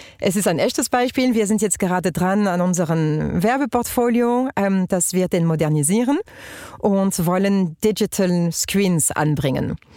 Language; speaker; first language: German; non-native, fluent; French